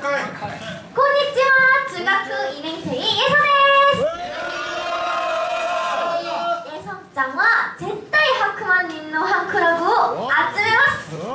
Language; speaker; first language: Japanese; non-native, learner; Korean